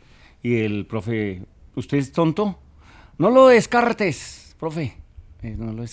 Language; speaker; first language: Spanish; native; Spanish